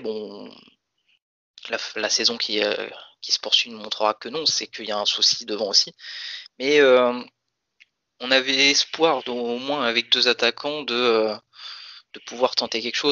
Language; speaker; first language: French; native; French